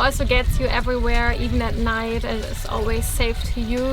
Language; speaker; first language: English; non-native, fluent; German